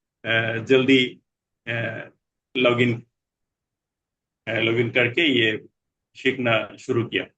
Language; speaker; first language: Hindi; non-native, learner; Bangla